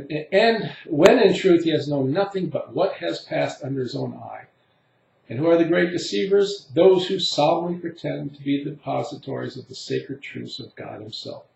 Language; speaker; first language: English; native; English